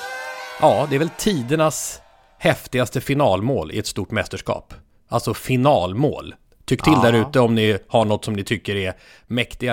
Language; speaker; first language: Swedish; native; Swedish